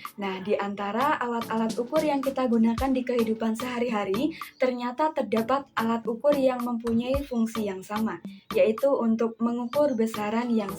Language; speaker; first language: Indonesian; native; Indonesian